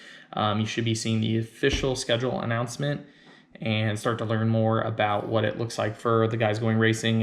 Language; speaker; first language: English; native; English